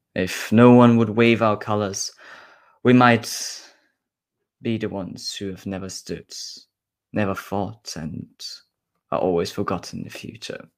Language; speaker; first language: English; non-native, fluent; German